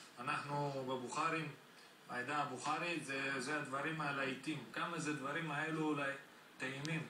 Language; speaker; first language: Hebrew; non-native, fluent; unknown